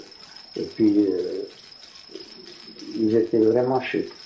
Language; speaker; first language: French; non-native, fluent; Russian